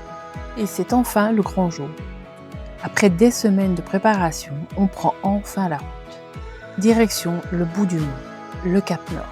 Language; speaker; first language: French; native; French